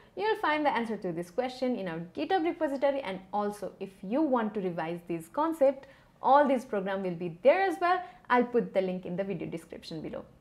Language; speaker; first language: English; non-native, local second language; Nepali